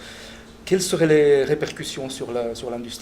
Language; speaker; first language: French; non-native, fluent; Romanian